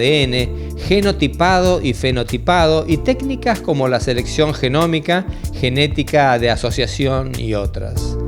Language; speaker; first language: Spanish; native; Spanish